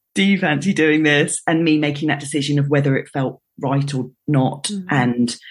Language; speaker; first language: English; native; English